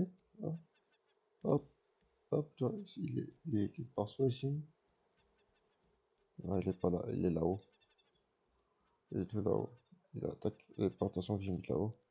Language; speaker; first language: French; native; French